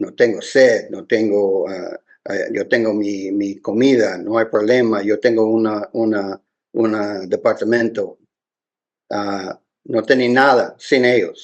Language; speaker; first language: Spanish; non-native, learner; English